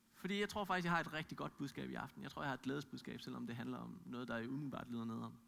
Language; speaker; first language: Danish; native; Danish